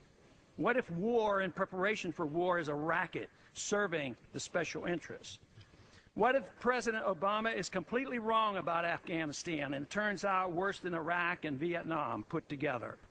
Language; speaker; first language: English; native; English